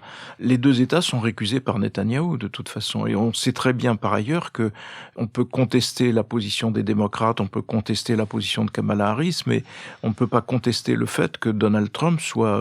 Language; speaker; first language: French; native; French